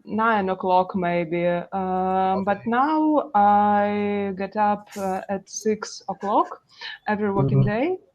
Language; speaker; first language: English; non-native, learner; Russian